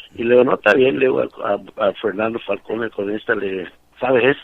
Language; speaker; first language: Spanish; early bilingual, other home language; English